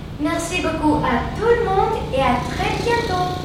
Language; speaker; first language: French; non-native, learner; Greek